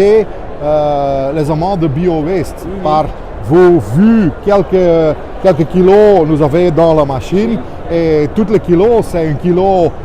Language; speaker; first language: French; non-native, local second language; Dutch